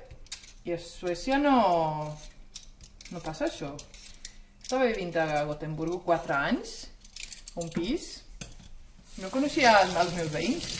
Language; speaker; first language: Catalan; non-native, fluent; Swedish